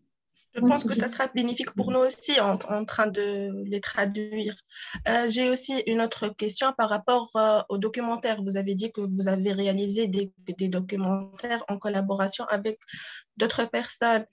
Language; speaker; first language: French; non-native, local second language; Arabic